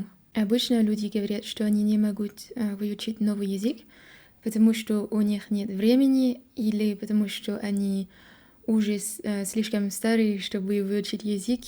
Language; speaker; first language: Russian; non-native, learner; French